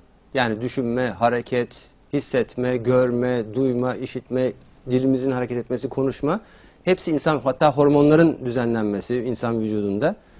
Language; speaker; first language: Turkish; native; Turkish